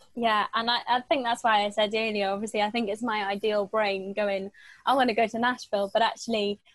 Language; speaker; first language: English; native; English